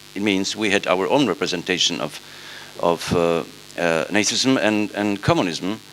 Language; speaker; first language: English; non-native, fluent; Slovak